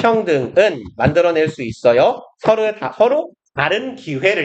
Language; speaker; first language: Korean; native; Korean